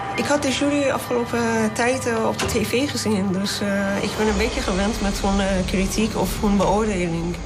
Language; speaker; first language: Dutch; non-native, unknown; Persian